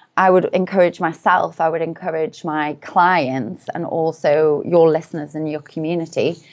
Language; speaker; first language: English; native; English